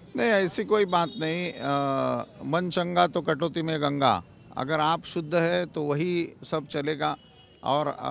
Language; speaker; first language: Hindi; non-native, local second language; Marathi